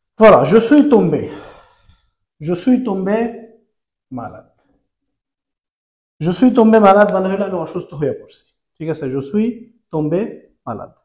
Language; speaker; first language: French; non-native, fluent; Bangla